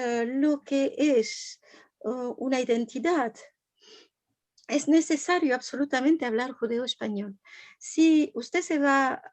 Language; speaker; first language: Spanish; non-native, fluent; French